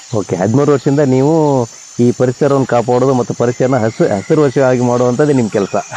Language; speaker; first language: Kannada; native; Kannada